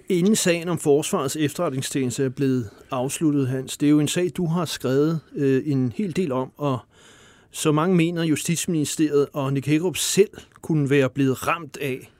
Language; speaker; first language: Danish; native; Danish